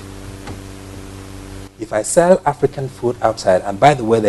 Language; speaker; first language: English; non-native, local second language; Ibibio